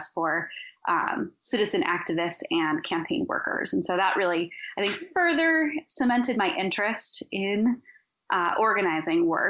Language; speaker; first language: English; native; English